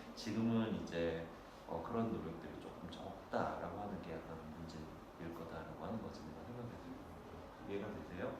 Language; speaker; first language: Korean; native; Korean